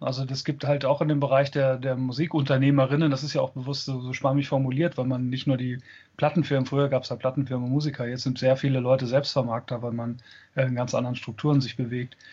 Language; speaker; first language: German; native; German